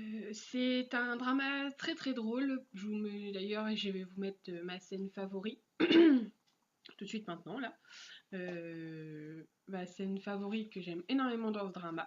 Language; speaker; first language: French; native; French